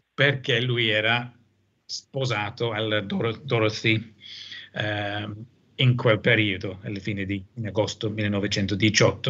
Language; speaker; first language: Italian; non-native, fluent; English